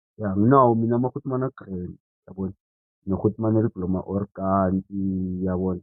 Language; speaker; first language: Zulu; native; Zulu